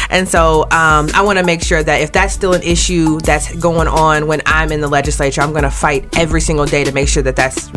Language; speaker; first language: English; native; English